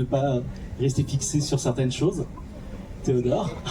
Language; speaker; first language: French; native; French